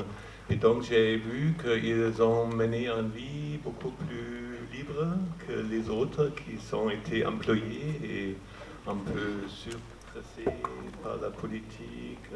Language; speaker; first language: French; non-native, fluent; German